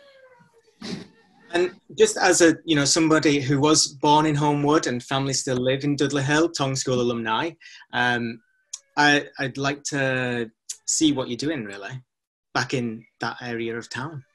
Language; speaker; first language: English; native; English